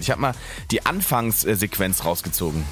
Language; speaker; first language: German; native; German